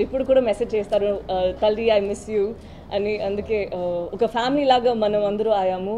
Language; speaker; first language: Telugu; non-native, learner; Tamil